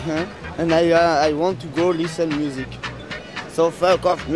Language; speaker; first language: English; non-native, learner; French